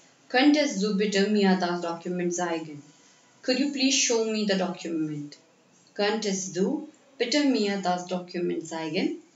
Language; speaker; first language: German; non-native, fluent; Hindi